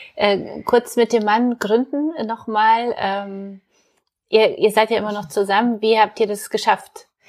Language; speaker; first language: German; early bilingual, other home language; Polish